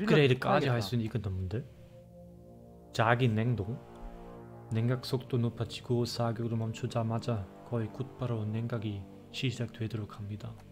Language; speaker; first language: Korean; non-native, learner; German